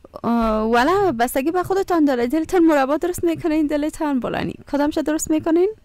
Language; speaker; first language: Persian; native; Persian